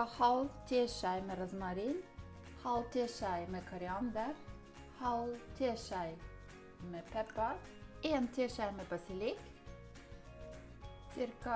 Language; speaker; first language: Norwegian; non-native, learner; Ukrainian